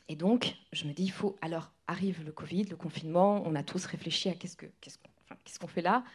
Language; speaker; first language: French; non-native, local second language; Kinyarwanda